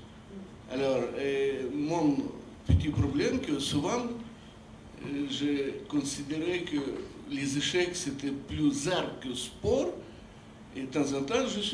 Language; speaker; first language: French; non-native, fluent; Russian